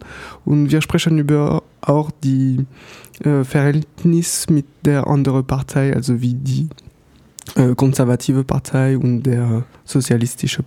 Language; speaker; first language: German; non-native, learner; French